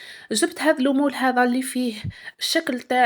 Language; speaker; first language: Arabic; native; Arabic